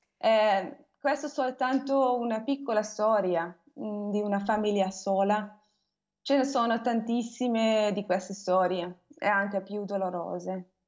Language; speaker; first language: Italian; non-native, fluent; Hungarian